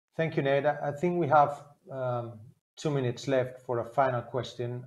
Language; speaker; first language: English; non-native, fluent; Spanish